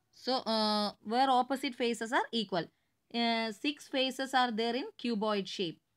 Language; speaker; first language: English; non-native, local second language; Tamil